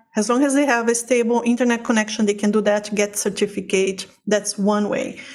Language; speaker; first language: English; non-native, fluent; Portuguese